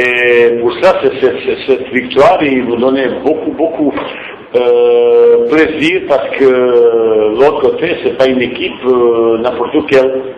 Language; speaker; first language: French; non-native, fluent; Bosnian